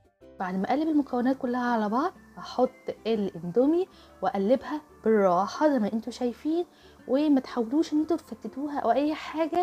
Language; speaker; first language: Arabic; native; Arabic